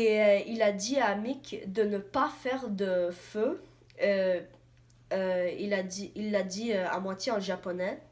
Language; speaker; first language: French; non-native, learner; English